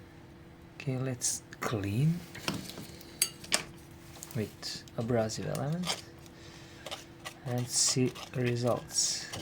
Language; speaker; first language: English; non-native, learner; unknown